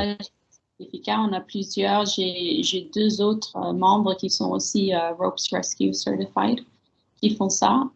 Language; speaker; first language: French; early bilingual, heritage; French